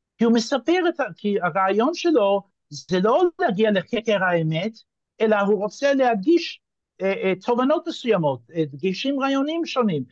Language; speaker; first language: Hebrew; non-native, fluent; English